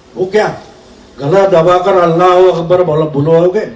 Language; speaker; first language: Hindi; non-native, local second language; Marathi